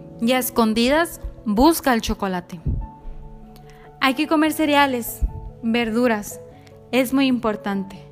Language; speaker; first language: Spanish; native; Spanish